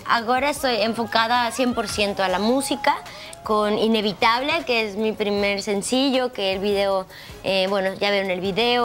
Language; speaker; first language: Portuguese; non-native, learner; Spanish